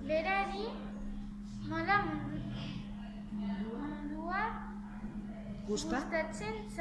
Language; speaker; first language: Basque; non-native, local second language; Spanish